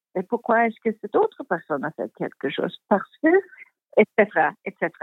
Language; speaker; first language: French; non-native, fluent; Swedish